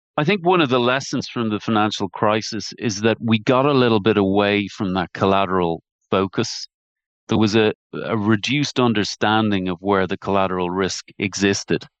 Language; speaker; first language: English; native; English